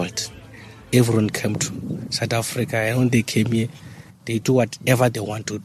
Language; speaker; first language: English; non-native, local second language; Northern Sotho